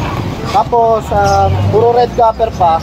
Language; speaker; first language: Filipino; native; Filipino